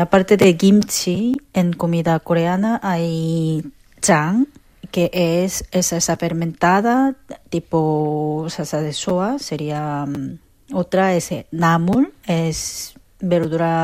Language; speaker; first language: Spanish; non-native, fluent; Korean